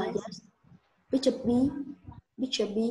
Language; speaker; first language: English; non-native, learner; Vietnamese